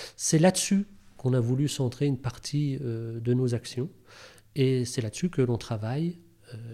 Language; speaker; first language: French; native; French